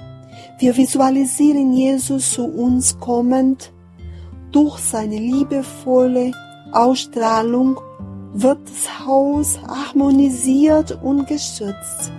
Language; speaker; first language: German; non-native, fluent; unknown